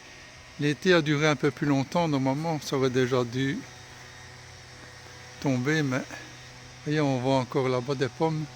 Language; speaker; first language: French; native; French